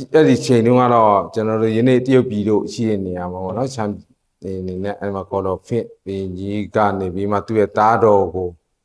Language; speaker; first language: Burmese; non-native, local second language; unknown